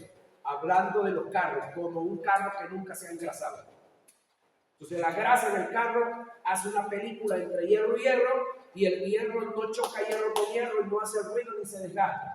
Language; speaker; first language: Spanish; native; Spanish